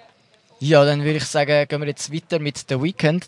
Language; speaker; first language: German; native; German